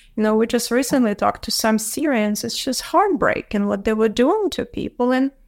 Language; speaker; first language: English; non-native, fluent; Ukrainian